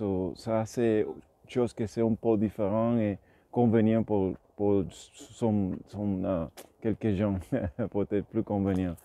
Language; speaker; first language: French; non-native, learner; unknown